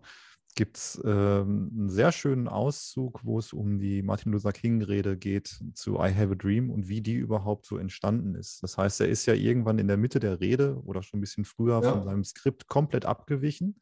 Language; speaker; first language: German; native; German